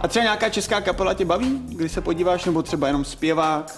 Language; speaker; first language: Czech; native; Czech